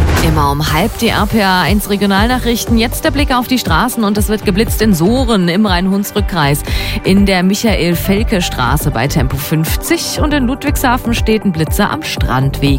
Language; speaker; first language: German; native; German